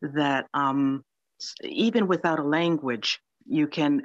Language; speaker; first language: English; early bilingual, other home language; Finnish